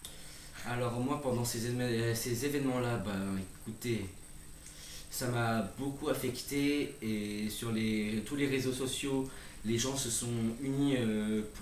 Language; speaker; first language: French; native; French